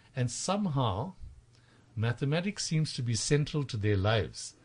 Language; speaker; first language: English; native; English